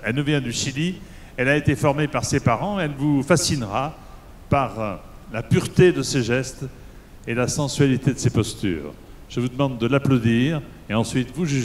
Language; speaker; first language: French; native; French